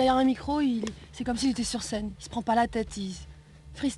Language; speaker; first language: French; native; French